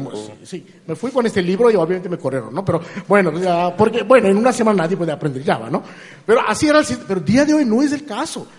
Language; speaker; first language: Spanish; non-native, fluent; Hindi